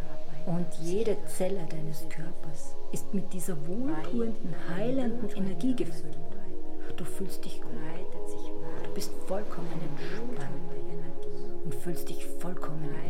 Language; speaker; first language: German; native; German